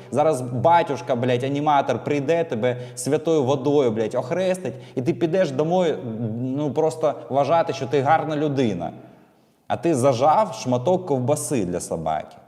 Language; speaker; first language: Ukrainian; non-native, local second language; Russian